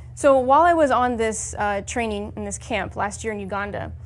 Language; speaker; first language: English; native; English